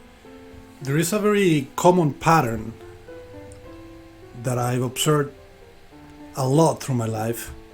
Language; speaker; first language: English; non-native, fluent; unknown